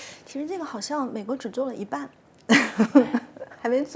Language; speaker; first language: Chinese; native; Chinese